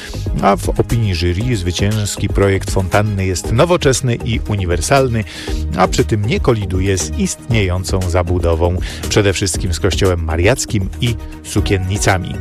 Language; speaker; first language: Polish; native; Polish